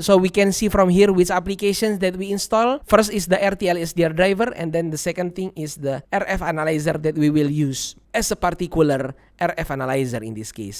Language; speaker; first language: English; non-native, learner; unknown